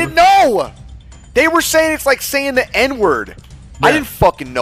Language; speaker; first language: English; native; English